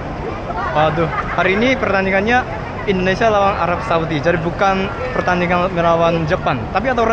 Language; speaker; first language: Indonesian; non-native, fluent; Japanese